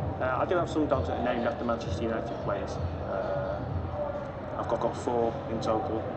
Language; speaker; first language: English; native; English